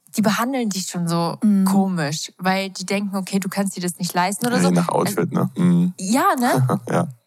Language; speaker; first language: German; early bilingual, other home language; Portuguese